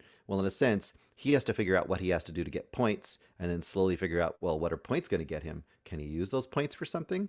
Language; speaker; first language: English; native; English